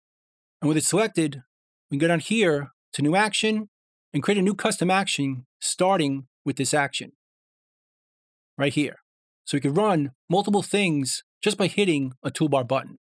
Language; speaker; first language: English; native; English